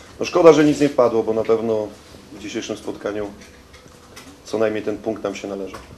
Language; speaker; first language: Polish; native; Polish